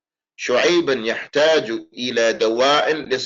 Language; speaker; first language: Arabic; non-native, fluent; English